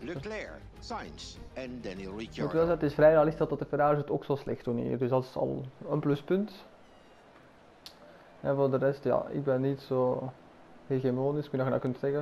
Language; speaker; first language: Dutch; native; Dutch